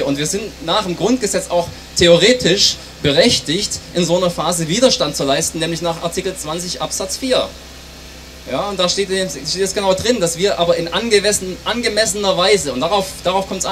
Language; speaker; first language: German; native; German